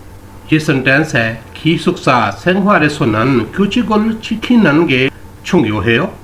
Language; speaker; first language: Korean; non-native, learner; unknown